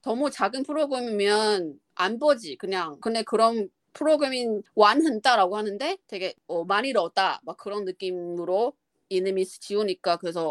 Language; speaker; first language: Korean; non-native, fluent; Chinese